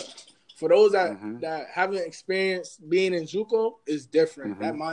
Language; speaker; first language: English; native; English